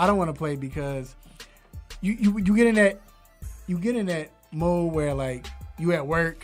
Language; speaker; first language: English; native; English